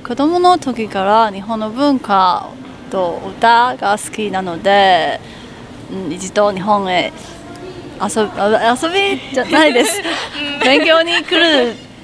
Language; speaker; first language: Japanese; non-native, learner; Chinese